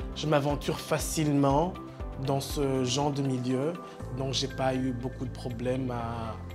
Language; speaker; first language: French; non-native, local second language; Rundi